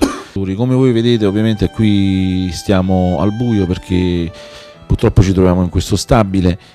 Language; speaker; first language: Italian; native; Italian